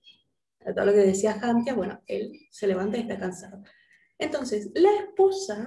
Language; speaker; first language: Spanish; native; Spanish